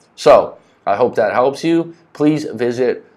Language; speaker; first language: English; native; English